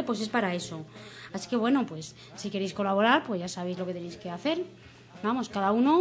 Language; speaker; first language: Spanish; native; Spanish